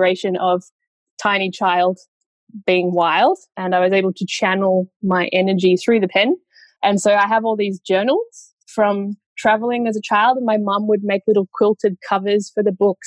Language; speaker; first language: English; native; English